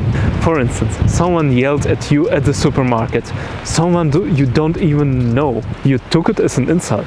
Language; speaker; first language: English; non-native, fluent; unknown